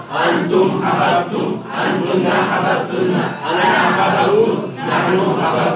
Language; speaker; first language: Arabic; non-native, fluent; Urdu